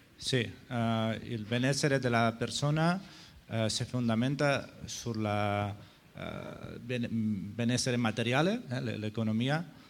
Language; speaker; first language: Italian; non-native, learner; Catalan